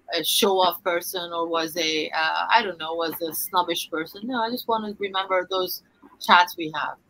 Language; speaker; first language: English; non-native, fluent; Arabic